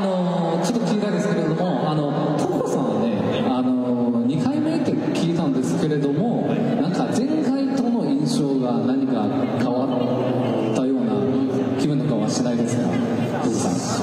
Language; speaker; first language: Japanese; non-native, fluent; Chinese